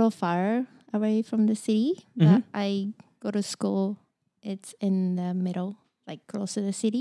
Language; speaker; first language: English; non-native, learner; Japanese